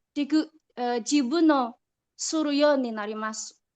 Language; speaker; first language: Japanese; non-native, learner; Indonesian